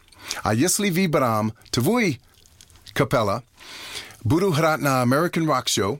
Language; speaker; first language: Czech; non-native, learner; English